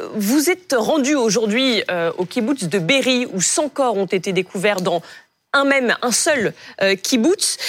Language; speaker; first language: French; native; French